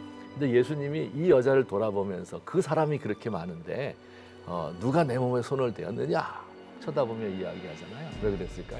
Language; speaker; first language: Korean; native; Korean